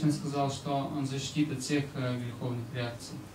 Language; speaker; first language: Russian; native; Russian